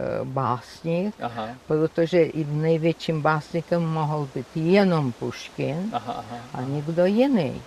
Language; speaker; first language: Czech; non-native, fluent; Georgian